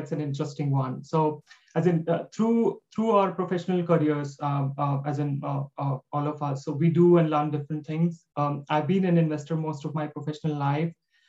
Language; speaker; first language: English; non-native, local second language; Hindi